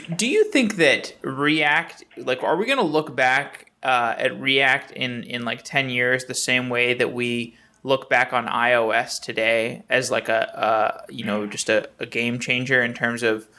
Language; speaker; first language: English; native; English